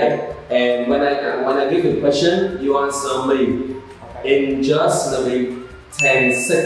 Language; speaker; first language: English; non-native, learner; Vietnamese